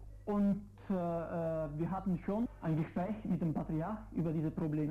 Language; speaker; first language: German; non-native, fluent; Italian